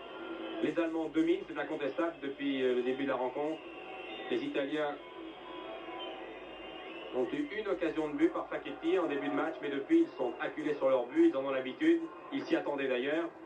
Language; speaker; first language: French; native; French